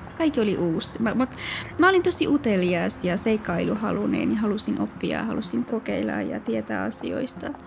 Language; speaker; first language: Finnish; non-native, fluent; Persian